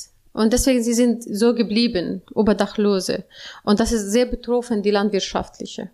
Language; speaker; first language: German; non-native, learner; Arabic